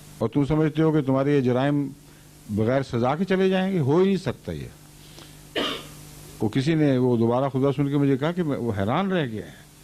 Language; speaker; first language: Urdu; native; Urdu